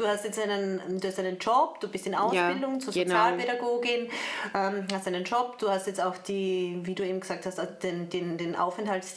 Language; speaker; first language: German; native; German